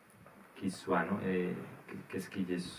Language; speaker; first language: French; non-native, learner; Spanish